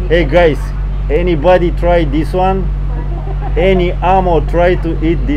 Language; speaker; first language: English; non-native, learner; Romanian